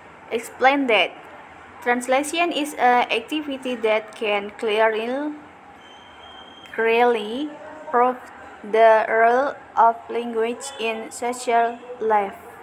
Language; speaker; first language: English; non-native, learner; Indonesian